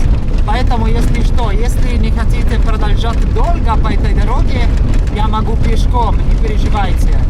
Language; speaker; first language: Russian; non-native, learner; Italian